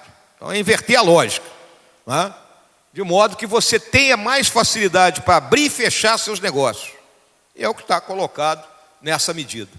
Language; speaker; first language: Portuguese; native; Portuguese